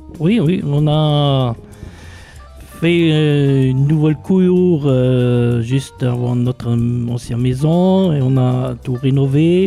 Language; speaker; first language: French; non-native, local second language; Luxembourgish